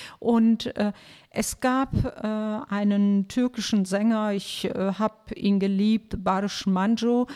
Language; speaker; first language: German; non-native, fluent; Turkish